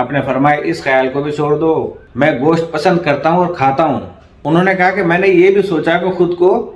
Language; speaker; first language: Urdu; native; Urdu